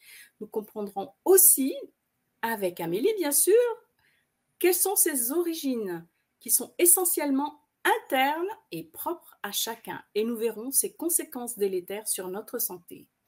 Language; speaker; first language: French; native; French